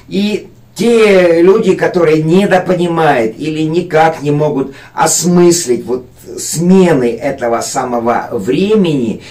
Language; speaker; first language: Russian; native; Russian